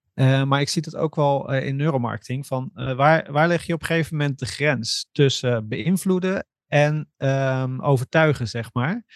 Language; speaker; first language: Dutch; native; Dutch